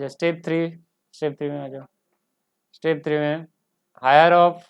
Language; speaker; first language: Hindi; non-native, local second language; Bangla